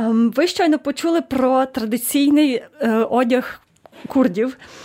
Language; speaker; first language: Ukrainian; native; Ukrainian